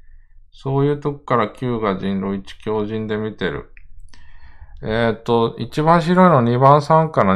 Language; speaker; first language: Japanese; native; Japanese